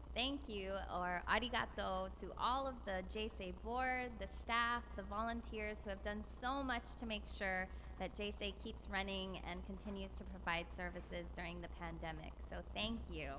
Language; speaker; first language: English; native; English